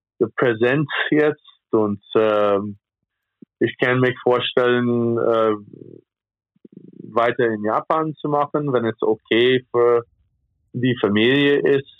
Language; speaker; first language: German; non-native, fluent; English